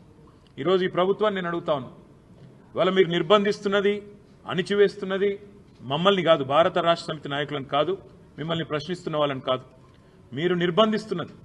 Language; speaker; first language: Telugu; native; Telugu